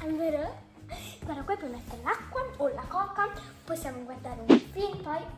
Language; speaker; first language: Italian; native; Italian